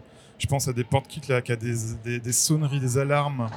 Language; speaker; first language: French; native; French